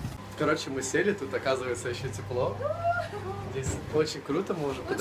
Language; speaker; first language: Russian; native; Russian